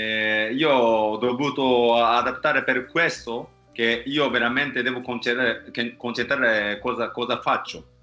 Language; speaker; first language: Italian; non-native, fluent; Japanese